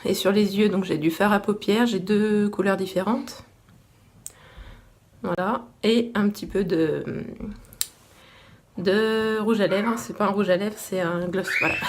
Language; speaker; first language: French; native; French